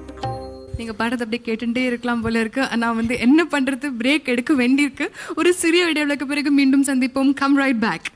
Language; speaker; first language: Tamil; native; Tamil